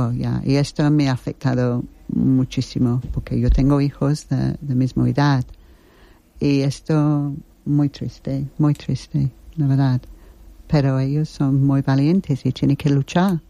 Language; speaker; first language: Spanish; non-native, learner; English